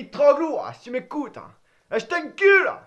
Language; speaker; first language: French; native; French